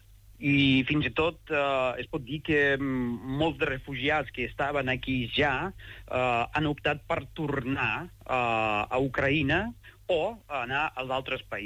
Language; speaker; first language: Catalan; non-native, fluent; Ukrainian